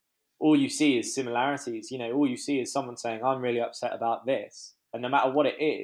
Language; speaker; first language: English; native; English